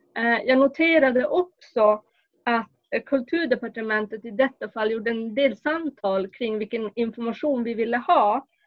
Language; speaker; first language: Swedish; native; Swedish